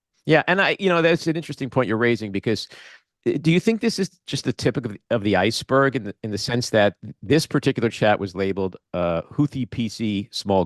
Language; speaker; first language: English; native; English